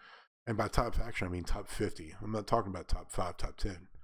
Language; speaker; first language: English; native; English